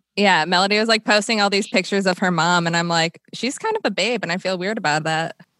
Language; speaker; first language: English; native; English